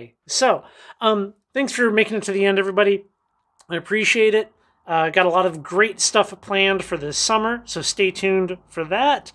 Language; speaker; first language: English; native; English